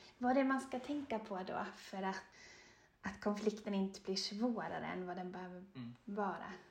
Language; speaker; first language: Swedish; native; Swedish